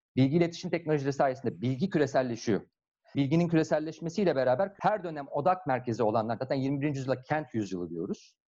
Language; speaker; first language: Turkish; native; Turkish